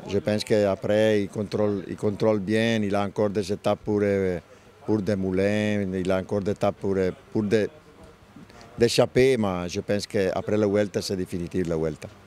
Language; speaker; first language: French; non-native, learner; Italian